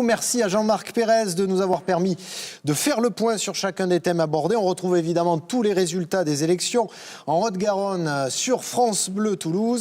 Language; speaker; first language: French; native; French